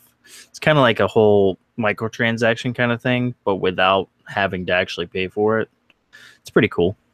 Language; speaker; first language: English; native; English